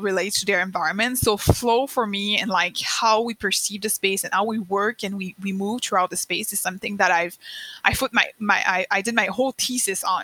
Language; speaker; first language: English; non-native, fluent; French